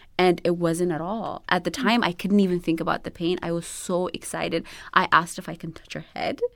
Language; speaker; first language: English; non-native, local second language; Amharic